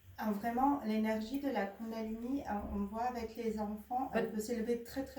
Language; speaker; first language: French; native; French